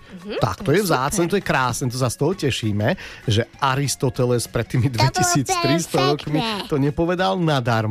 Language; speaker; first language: Slovak; native; Slovak